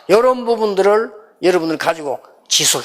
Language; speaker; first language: Korean; native; Korean